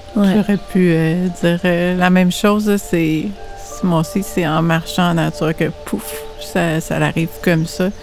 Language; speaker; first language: French; native; French